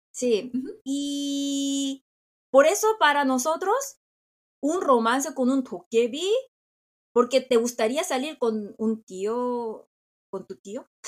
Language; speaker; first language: Spanish; non-native, fluent; Korean